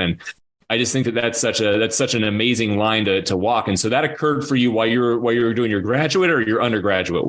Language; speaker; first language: English; native; English